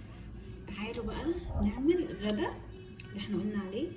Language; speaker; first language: Arabic; native; Arabic